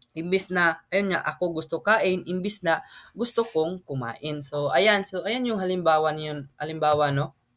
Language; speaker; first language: Filipino; non-native, local second language; Cebuano